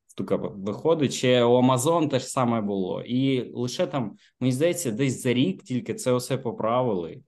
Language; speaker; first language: Ukrainian; native; Ukrainian